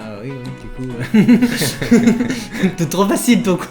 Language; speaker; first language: French; native; French